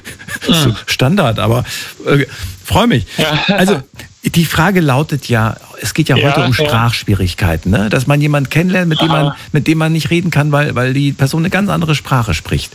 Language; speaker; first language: German; native; German